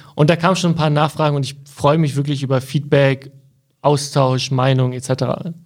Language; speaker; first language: German; native; German